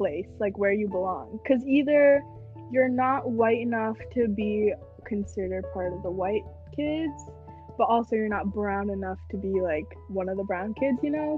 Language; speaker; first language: English; native; English